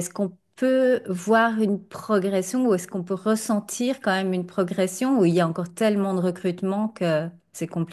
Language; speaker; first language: French; native; French